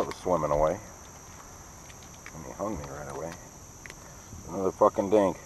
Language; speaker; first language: English; native; English